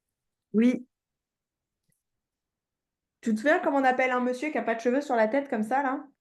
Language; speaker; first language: French; native; French